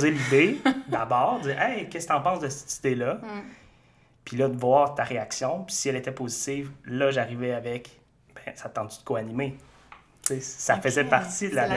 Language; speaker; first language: French; native; French